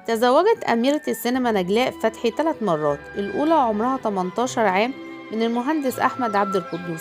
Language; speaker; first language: Arabic; native; Arabic